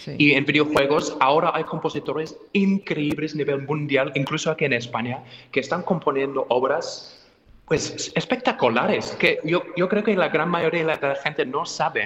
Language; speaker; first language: Spanish; non-native, fluent; English